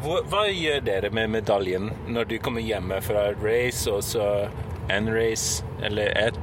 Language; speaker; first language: Norwegian; non-native, learner; English